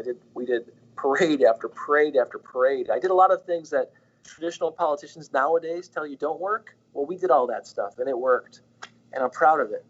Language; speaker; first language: English; native; English